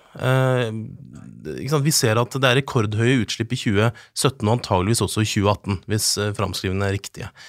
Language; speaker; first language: Norwegian; native; Norwegian